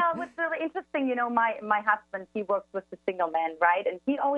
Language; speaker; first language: English; non-native, fluent; German